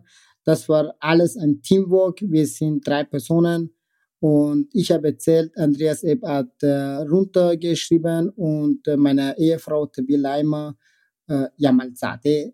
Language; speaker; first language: German; non-native, fluent; Persian